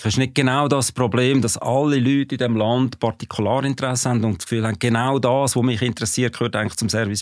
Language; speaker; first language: German; native; German